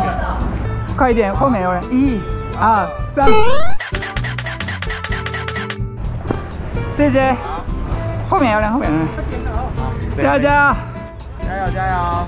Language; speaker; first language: Chinese; non-native, learner; Japanese